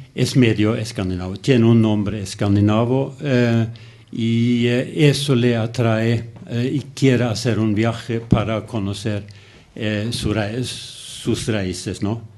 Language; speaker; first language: Spanish; non-native, fluent; Norwegian